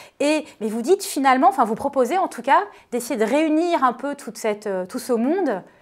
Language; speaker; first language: French; native; French